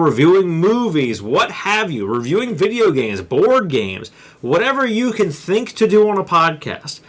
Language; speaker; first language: English; native; English